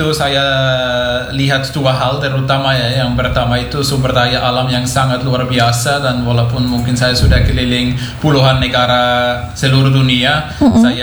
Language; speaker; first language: Indonesian; non-native, fluent; Swiss German